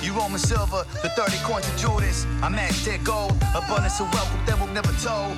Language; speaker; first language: English; non-native, fluent; Kʼicheʼ